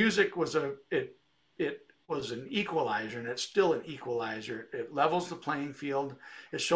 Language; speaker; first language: English; native; English